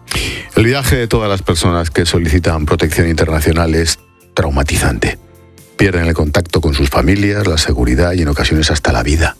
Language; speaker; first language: Spanish; native; Spanish